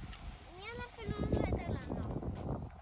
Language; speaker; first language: Spanish; early bilingual, heritage; Spanish